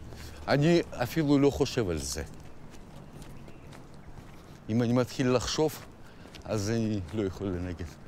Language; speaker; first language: Hebrew; non-native, fluent; Russian